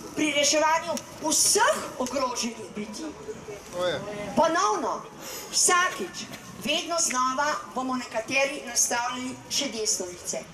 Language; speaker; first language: Slovenian; native; Slovenian